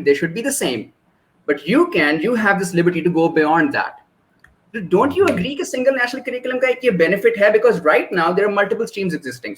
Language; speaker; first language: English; non-native, local second language; Urdu